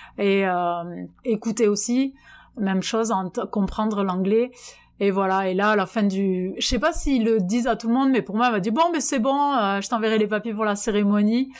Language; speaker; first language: French; native; French